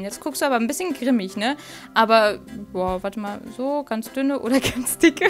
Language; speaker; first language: German; native; German